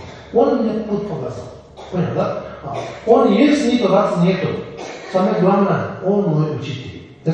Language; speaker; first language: Russian; non-native, learner; Tibetan